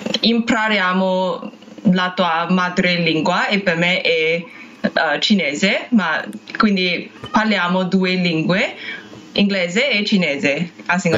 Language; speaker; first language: Italian; non-native, learner; English